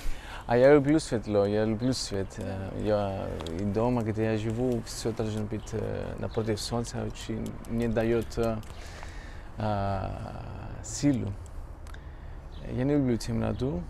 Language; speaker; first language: Russian; non-native, fluent; Greek